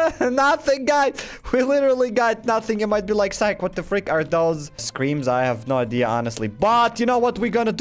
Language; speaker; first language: English; non-native, fluent; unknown